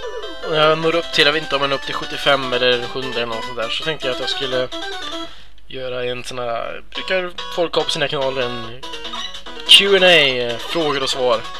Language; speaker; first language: Swedish; native; Swedish